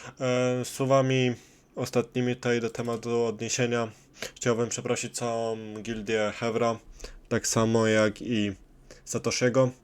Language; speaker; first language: Polish; native; Polish